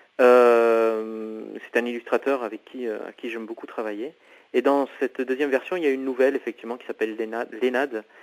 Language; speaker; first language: French; non-native, fluent; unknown